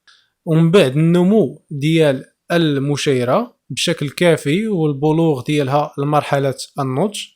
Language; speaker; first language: Arabic; native; Arabic